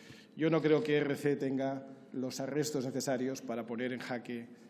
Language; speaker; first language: Spanish; native; Spanish